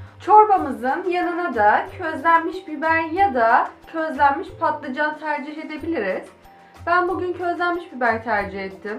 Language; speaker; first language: Turkish; native; Turkish